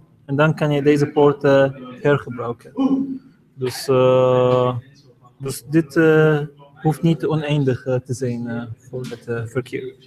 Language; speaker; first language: Dutch; non-native, fluent; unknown